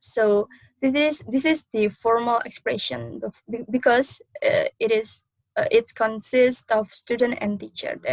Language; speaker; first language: English; non-native, learner; Indonesian